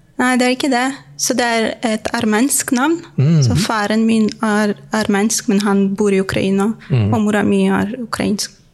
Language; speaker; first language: Norwegian; non-native, fluent; Ukrainian